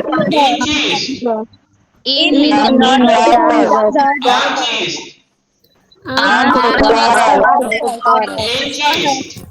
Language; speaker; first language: Persian; non-native, fluent; Urdu